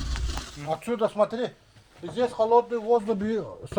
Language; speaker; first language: Russian; non-native, local second language; Yakut